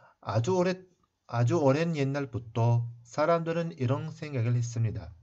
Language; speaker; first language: Korean; non-native, fluent; Uzbek